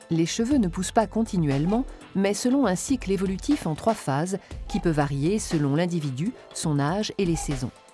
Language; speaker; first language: French; native; French